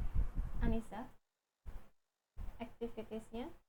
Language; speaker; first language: English; non-native, fluent; Indonesian